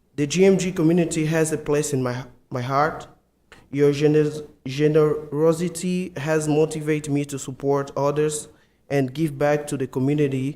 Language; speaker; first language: English; non-native, fluent; Portuguese